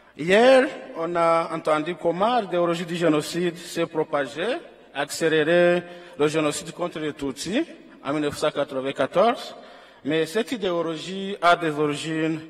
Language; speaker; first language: French; non-native, local second language; Kinyarwanda